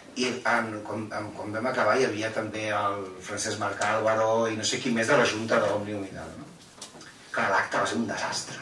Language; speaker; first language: Catalan; non-native, local second language; Spanish